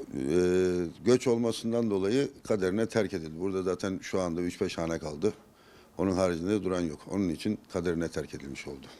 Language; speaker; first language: Turkish; native; Turkish